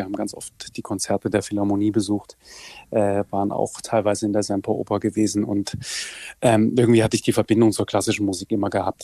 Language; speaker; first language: German; native; German